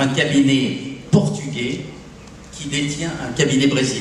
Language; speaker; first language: French; native; French